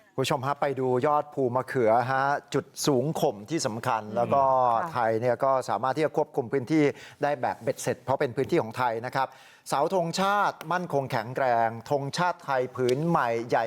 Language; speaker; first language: Thai; native; Thai